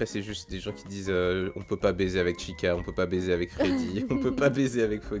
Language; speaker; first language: French; native; French